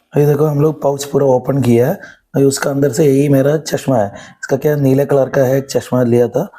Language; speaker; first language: Hindi; non-native, local second language; Malayalam